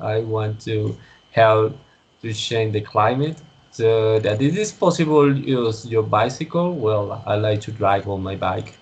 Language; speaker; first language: English; non-native, learner; Spanish